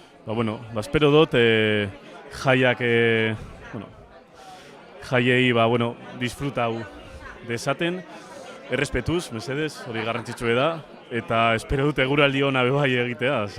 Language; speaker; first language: Basque; non-native, local second language; Spanish